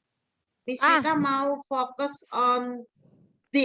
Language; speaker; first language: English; non-native, fluent; Indonesian